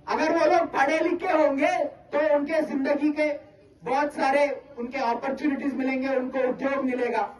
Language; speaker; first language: Hindi; non-native, local second language; Telugu